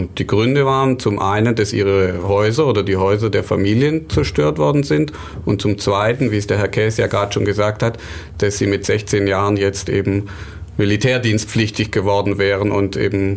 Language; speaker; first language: German; native; German